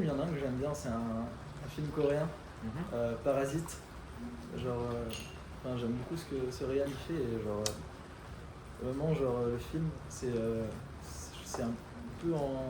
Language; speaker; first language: French; native; French